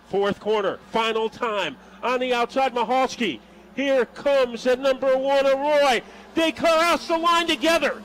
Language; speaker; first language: English; native; English